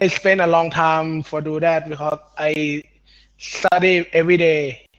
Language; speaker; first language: English; non-native, learner; Thai